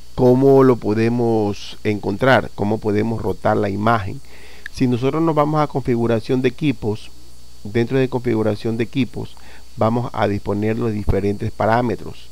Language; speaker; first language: Spanish; native; Spanish